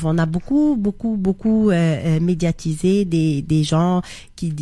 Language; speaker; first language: French; non-native, local second language; Arabic